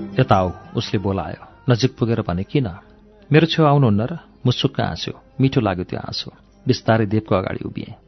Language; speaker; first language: Nepali; native; Nepali